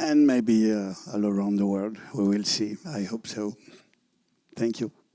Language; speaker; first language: English; non-native, learner; French